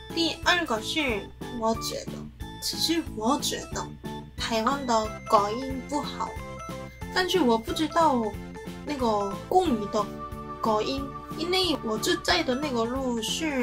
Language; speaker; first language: Chinese; non-native, learner; Korean